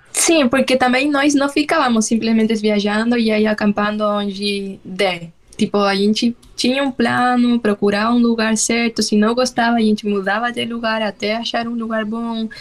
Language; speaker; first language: Portuguese; non-native, fluent; Spanish